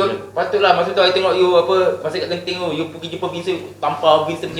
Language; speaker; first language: Malay; native; Malay